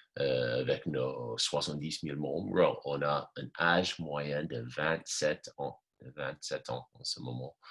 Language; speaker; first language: French; non-native, fluent; English